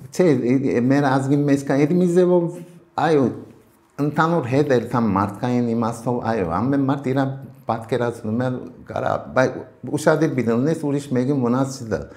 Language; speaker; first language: Armenian; early bilingual, heritage; Armenian